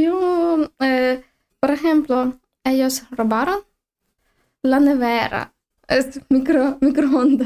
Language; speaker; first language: Spanish; non-native, learner; Ukrainian